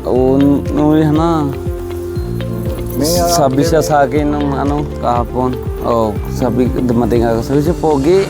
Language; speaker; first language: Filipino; non-native, learner; Punjabi